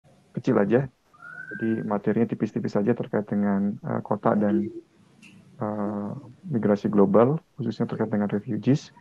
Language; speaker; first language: Indonesian; native; Indonesian